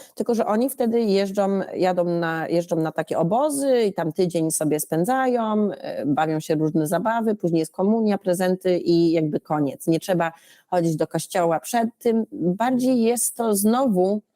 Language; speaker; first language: Polish; early bilingual, other home language; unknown